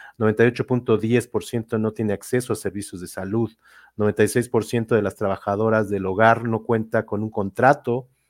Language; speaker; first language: Spanish; native; Spanish